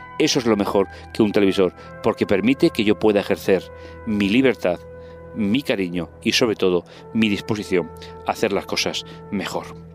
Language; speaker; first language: Spanish; native; Spanish